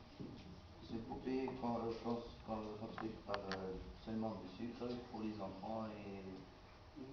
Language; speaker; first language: French; non-native, local second language; Arabic